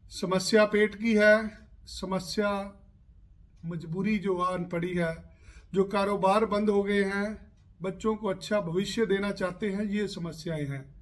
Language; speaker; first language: Hindi; non-native, local second language; Punjabi